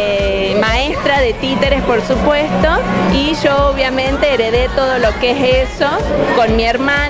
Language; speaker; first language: Spanish; native; Spanish